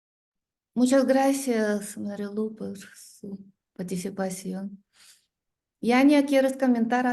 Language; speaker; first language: Spanish; non-native, learner; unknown